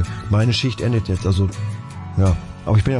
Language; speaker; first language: German; native; German